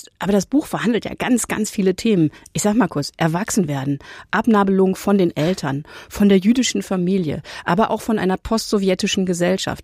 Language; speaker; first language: German; native; German